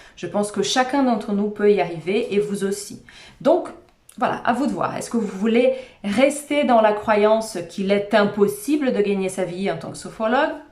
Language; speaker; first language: French; non-native, fluent; Portuguese